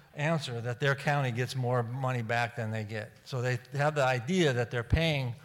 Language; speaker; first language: English; native; English